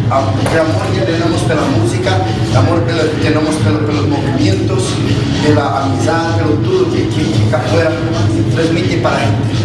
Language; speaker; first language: Spanish; non-native, learner; Portuguese